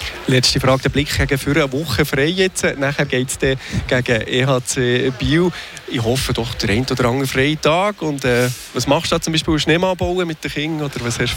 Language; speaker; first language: German; native; German